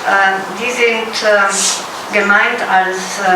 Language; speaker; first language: German; non-native, fluent; Slovenian